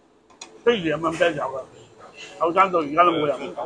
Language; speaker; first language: Cantonese; native; Cantonese